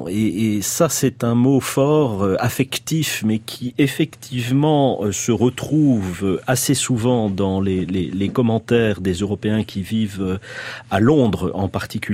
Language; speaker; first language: French; native; French